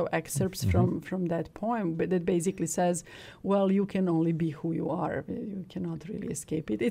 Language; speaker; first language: English; non-native, fluent; Serbian